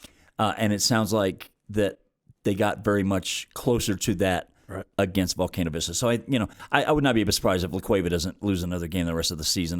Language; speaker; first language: English; native; English